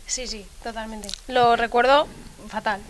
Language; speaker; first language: Spanish; native; Spanish